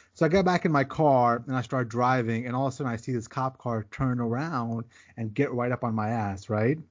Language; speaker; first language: English; early bilingual, other home language; Urdu